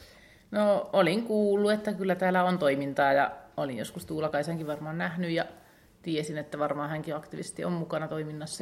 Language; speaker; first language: Finnish; native; Finnish